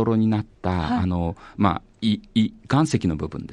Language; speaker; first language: Japanese; native; Japanese